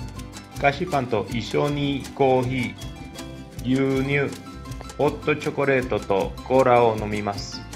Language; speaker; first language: Japanese; non-native, learner; Spanish